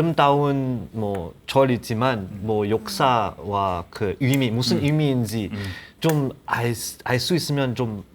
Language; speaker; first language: Korean; non-native, learner; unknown